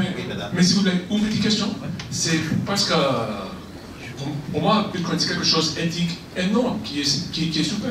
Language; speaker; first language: French; non-native, fluent; Persian